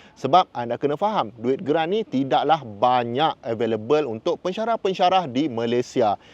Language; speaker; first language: Malay; native; Malay